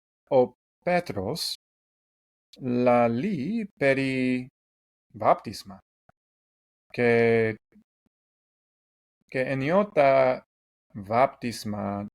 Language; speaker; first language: Greek; non-native, learner; English